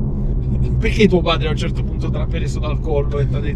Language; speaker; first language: Italian; native; Italian